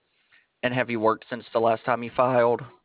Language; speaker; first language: English; native; English